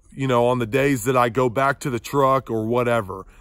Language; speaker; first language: English; native; English